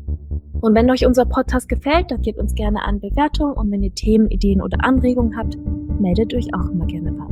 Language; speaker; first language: German; native; German